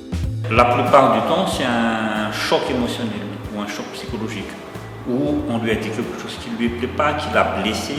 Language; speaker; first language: French; non-native, local second language; Malagasy